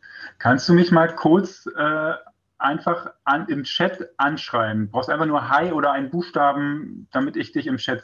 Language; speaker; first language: German; native; German